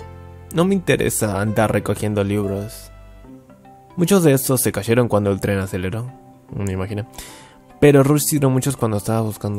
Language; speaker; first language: Spanish; native; Spanish